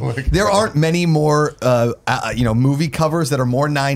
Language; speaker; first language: English; native; English